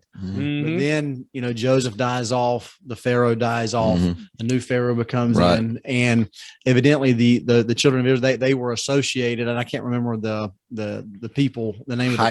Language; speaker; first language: English; native; English